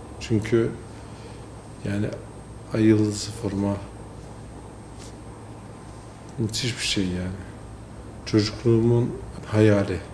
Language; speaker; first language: Turkish; early bilingual, heritage; French